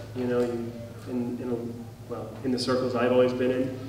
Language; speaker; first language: English; native; English